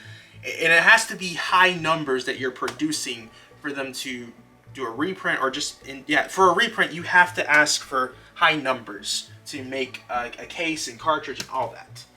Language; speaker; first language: English; native; English